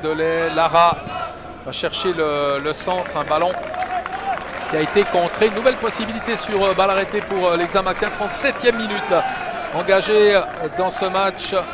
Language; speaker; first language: French; native; French